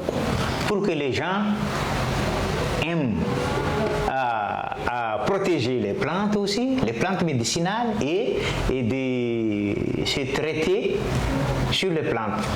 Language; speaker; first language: French; non-native, local second language; Malagasy